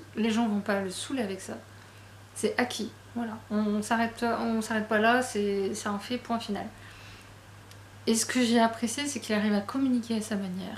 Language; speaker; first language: French; native; French